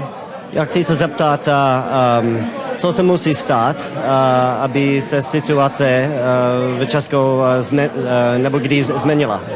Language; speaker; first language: Czech; non-native, learner; English